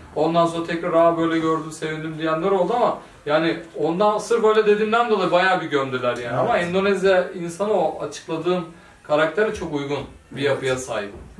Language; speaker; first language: Turkish; native; Turkish